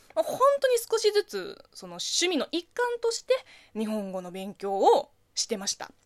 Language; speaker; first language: Japanese; non-native, fluent; Chinese